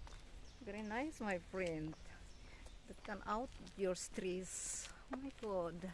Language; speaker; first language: English; non-native, learner; Cebuano